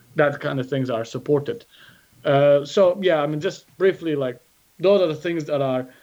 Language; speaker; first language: English; non-native, fluent; Azerbaijani